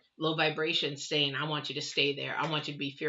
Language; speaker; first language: English; native; English